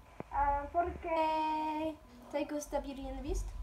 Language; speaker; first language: Spanish; non-native, learner; English